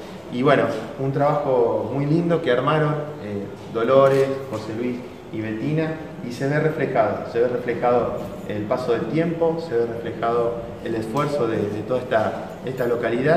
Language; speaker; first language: Spanish; native; Spanish